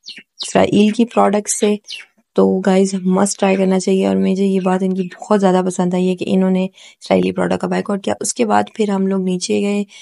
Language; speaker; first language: Urdu; native; Urdu